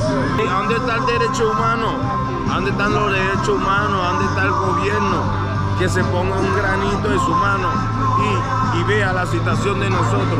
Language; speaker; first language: Spanish; native; Spanish